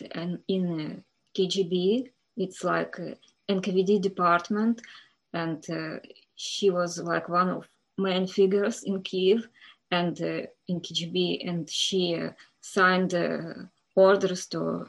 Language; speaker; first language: English; non-native, fluent; Ukrainian